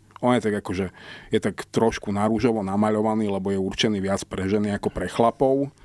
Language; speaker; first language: Slovak; non-native, local second language; Hungarian